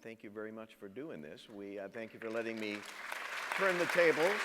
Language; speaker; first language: English; native; English